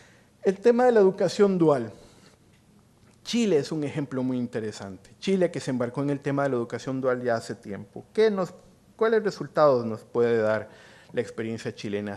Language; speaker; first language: Spanish; native; Spanish